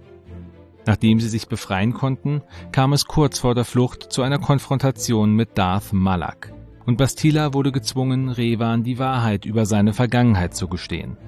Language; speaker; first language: German; native; German